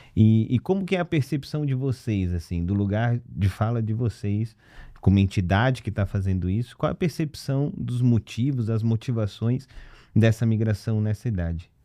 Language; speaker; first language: Portuguese; early bilingual, other home language; Russian